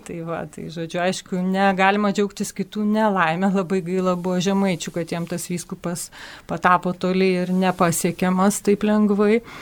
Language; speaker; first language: Lithuanian; native; Lithuanian